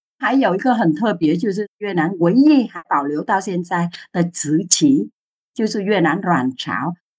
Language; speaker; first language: Chinese; non-native, fluent; Vietnamese